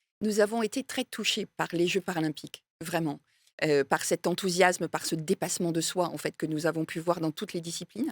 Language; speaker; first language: French; native; French